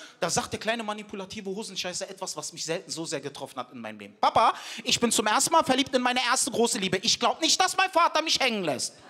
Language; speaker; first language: German; early bilingual, other home language; Turkish